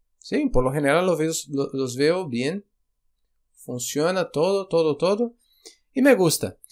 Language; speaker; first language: Spanish; non-native, fluent; Portuguese